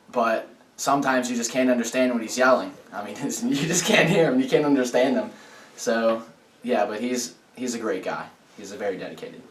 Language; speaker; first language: English; native; English